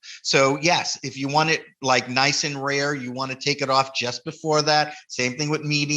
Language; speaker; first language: English; native; English